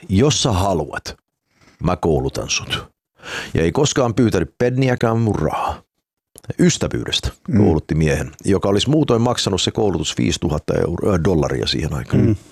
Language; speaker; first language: Finnish; early bilingual, heritage; Finnish